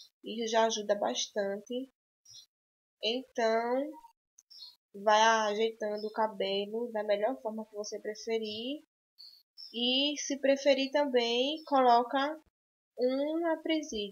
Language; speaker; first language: Portuguese; native; Portuguese